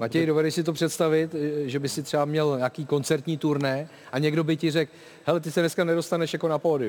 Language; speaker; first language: Czech; native; Czech